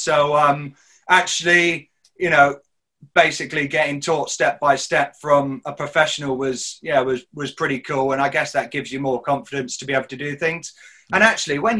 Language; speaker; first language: English; native; English